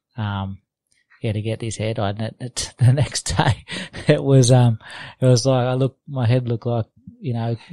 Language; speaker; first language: English; native; English